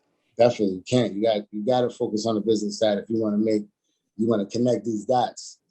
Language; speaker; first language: English; native; English